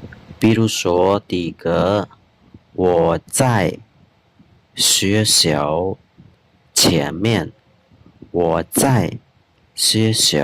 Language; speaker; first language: Chinese; non-native, fluent; Khmer